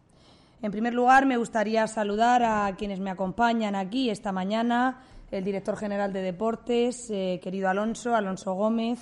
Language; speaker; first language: Spanish; native; Spanish